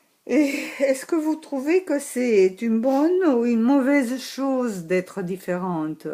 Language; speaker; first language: French; non-native, learner; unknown